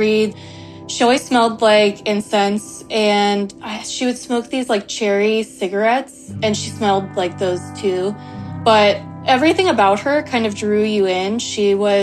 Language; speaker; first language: English; native; English